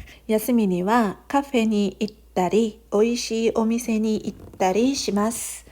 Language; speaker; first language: Japanese; non-native, fluent; Korean